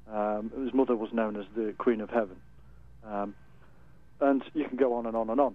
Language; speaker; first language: English; native; English